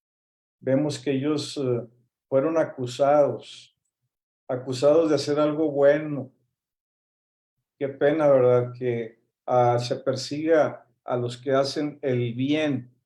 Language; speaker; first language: Spanish; native; Spanish